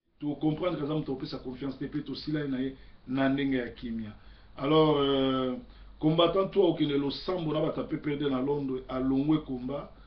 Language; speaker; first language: Lingala; native; Lingala